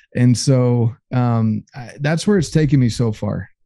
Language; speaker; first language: English; native; English